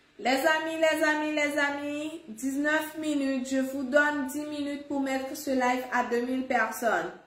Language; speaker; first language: French; non-native, local second language; Haitian Creole